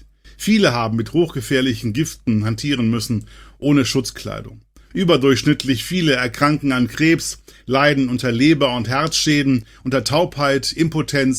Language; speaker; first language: German; native; German